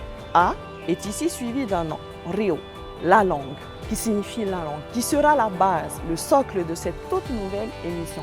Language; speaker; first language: French; native; French